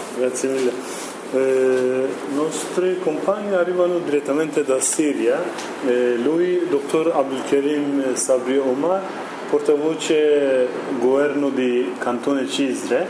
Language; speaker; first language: Italian; non-native, learner; Kurdish